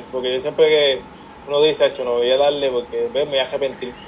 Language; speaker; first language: Spanish; native; Spanish